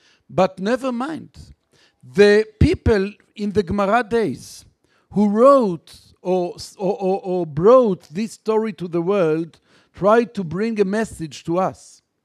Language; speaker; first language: English; non-native, fluent; Hebrew